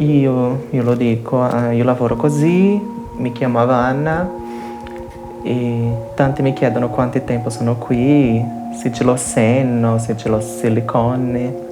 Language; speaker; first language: Italian; non-native, fluent; Portuguese